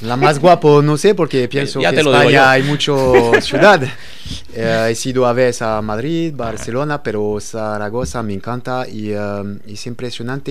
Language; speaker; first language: Spanish; non-native, learner; French